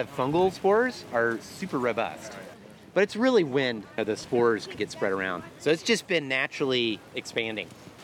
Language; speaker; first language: English; non-native, fluent; Japanese